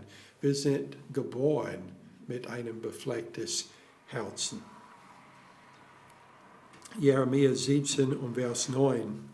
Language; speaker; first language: German; non-native, fluent; English